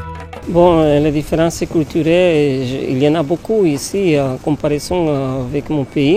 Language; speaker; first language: French; non-native, fluent; Spanish